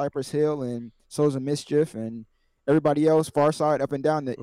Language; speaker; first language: English; native; English